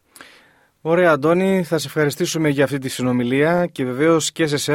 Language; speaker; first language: Greek; native; Greek